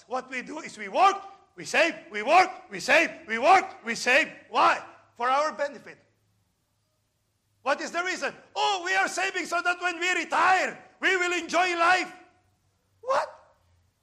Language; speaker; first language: English; non-native, local second language; Filipino